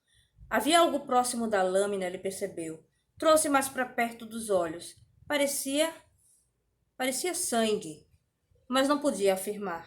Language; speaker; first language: Portuguese; native; Portuguese